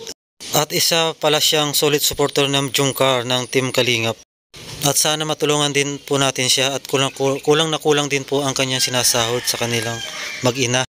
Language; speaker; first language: Filipino; native; Filipino